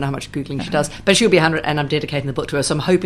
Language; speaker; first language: English; native; English